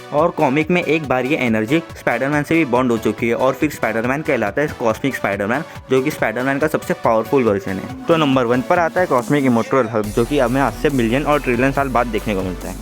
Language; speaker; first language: Hindi; native; Hindi